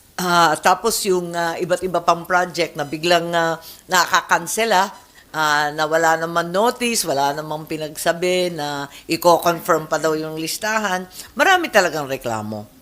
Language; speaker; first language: Filipino; native; Filipino